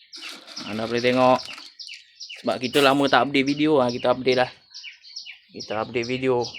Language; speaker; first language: Malay; native; Malay